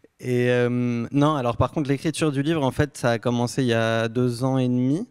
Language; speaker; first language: French; native; French